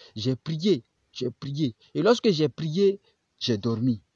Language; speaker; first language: French; non-native, local second language; Baoulé